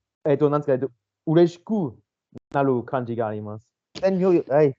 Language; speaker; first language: Japanese; non-native, learner; Luxembourgish